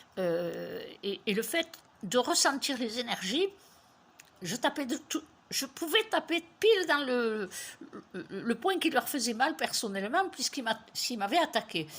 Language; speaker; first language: French; native; French